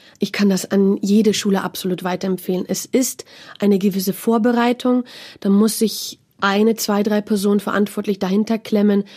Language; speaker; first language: German; native; German